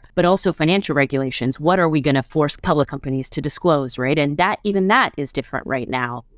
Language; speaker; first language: English; native; English